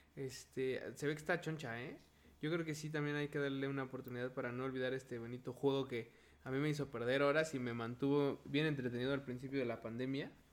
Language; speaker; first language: Spanish; native; Spanish